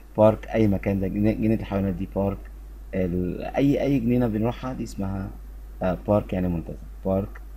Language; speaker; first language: Arabic; native; Arabic